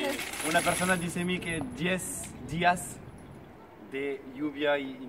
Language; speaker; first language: Spanish; non-native, learner; French